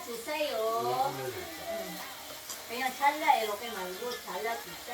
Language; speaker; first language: Korean; non-native, learner; Filipino